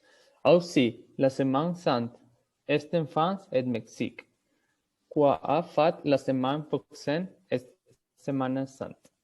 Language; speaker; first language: French; non-native, learner; Spanish